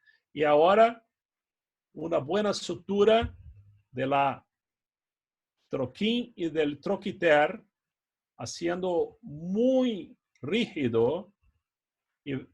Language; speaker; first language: Spanish; non-native, fluent; Portuguese